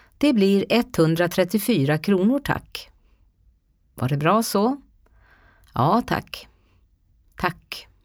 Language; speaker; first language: Swedish; native; Swedish